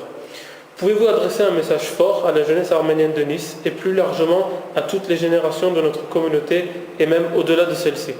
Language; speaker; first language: French; native; French